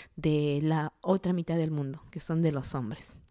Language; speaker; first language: Spanish; non-native, local second language; Kaqchikel